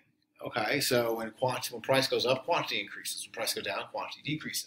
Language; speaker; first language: English; native; English